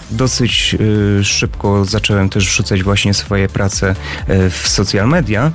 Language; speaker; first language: Polish; native; Polish